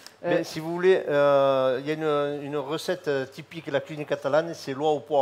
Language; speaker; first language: French; native; French